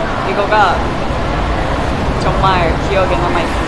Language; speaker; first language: Korean; non-native, learner; Japanese